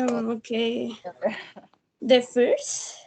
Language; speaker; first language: English; non-native, learner; Spanish